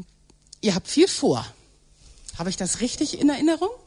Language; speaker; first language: German; native; German